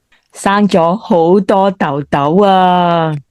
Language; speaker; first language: Cantonese; native; Cantonese